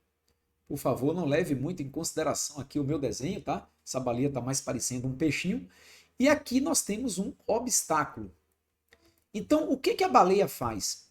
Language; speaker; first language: Portuguese; native; Portuguese